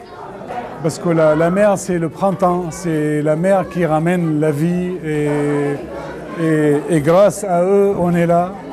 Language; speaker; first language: French; non-native, fluent; Arabic